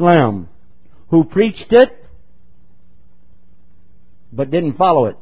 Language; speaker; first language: English; native; English